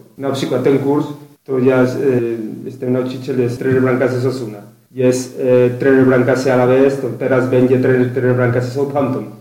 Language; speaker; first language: Polish; non-native, learner; Spanish